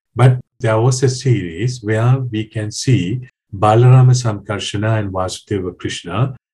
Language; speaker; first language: English; non-native, local second language; Sinhala